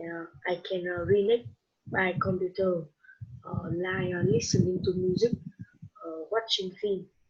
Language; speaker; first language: English; non-native, learner; Vietnamese